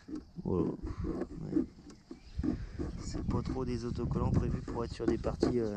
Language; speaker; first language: French; native; French